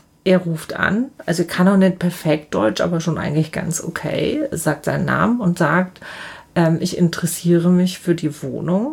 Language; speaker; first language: German; native; German